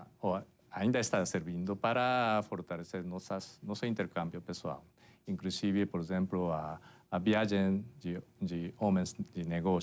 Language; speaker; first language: Portuguese; non-native, fluent; Japanese